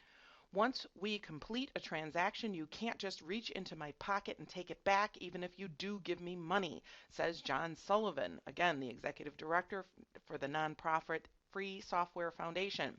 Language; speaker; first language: English; native; English